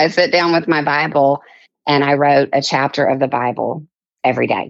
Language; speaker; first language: English; native; English